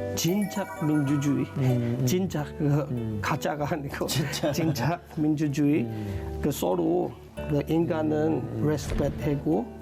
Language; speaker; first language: Korean; non-native, learner; S'gaw Karen